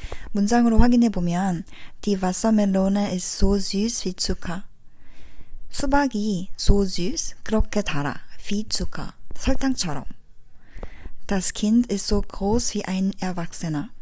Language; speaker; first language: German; non-native, fluent; Korean